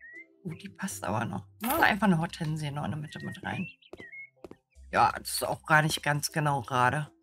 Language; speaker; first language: German; native; German